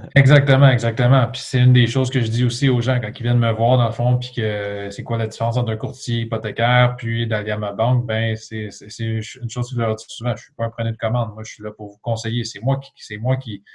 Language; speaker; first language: French; native; French